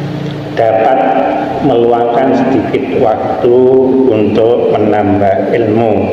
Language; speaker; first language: Indonesian; non-native, local second language; Javanese